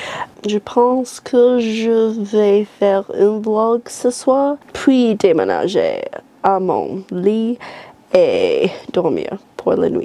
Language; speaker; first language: French; non-native, learner; English